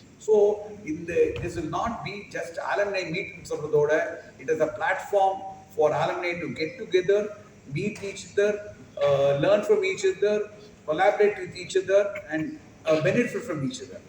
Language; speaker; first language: English; non-native, local second language; Tamil